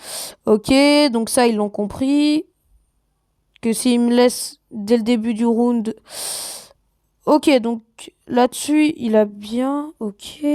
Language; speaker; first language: French; native; French